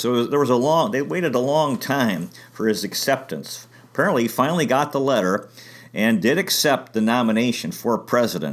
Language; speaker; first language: English; native; English